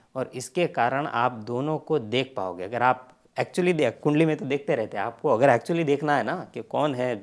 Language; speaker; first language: Hindi; non-native, local second language; Gujarati